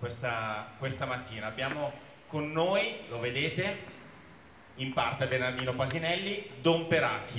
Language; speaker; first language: Italian; native; Italian